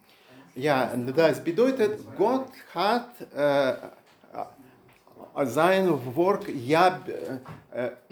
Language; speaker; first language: German; non-native, learner; Russian